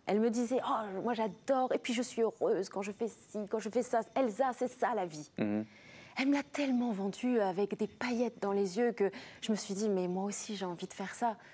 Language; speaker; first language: French; native; French